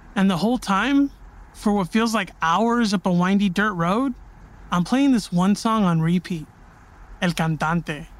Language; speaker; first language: English; native; English